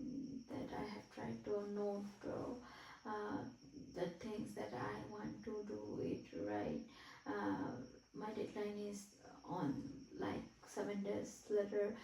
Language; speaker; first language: English; non-native, fluent; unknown